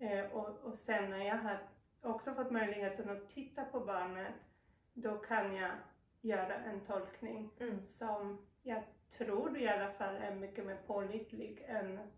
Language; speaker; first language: Swedish; non-native, fluent; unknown